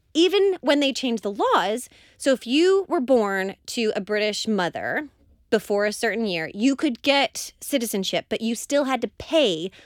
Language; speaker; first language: English; native; English